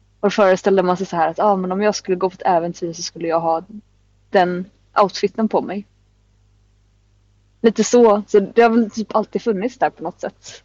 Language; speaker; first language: Swedish; native; Swedish